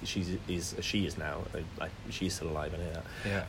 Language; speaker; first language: English; native; English